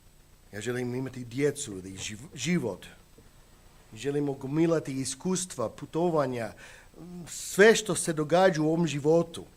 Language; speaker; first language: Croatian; non-native, fluent; English